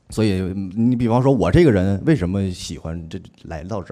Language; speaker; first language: Chinese; native; Chinese